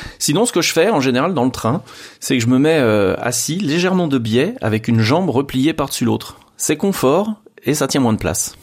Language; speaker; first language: French; native; French